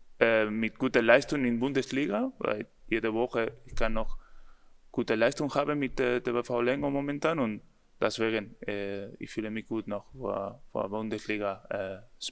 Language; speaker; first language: German; non-native, learner; Spanish